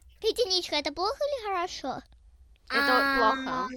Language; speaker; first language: Russian; early bilingual, heritage; Russian